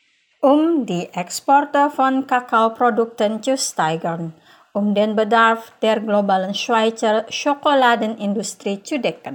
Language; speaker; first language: German; non-native, fluent; Indonesian